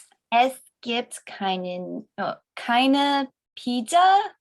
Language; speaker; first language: German; non-native, learner; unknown